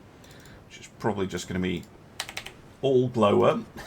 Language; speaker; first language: English; native; English